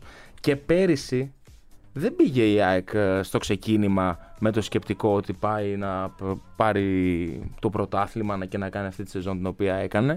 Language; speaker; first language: Greek; native; Greek